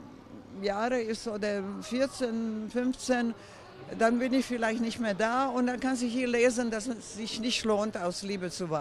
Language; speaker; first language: German; non-native, fluent; Croatian